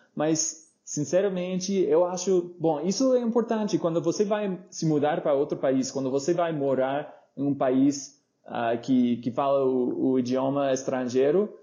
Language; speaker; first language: Portuguese; non-native, fluent; English